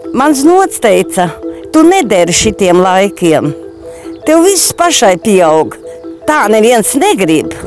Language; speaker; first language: Latvian; native; Latvian